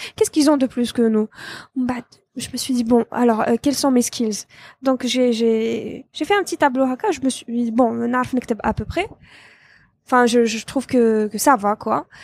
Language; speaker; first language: French; non-native, local second language; Arabic